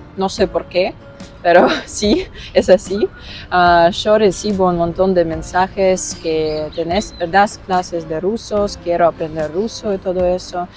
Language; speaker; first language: Spanish; non-native, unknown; Russian